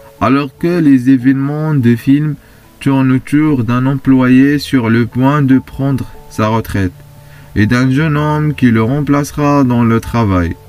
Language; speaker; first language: French; non-native, fluent; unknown